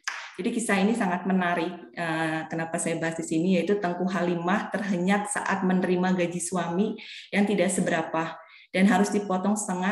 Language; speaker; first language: Indonesian; native; Indonesian